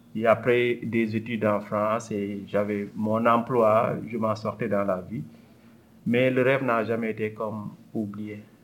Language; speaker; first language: French; non-native, local second language; Wolof